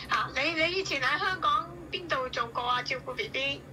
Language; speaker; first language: Cantonese; native; Cantonese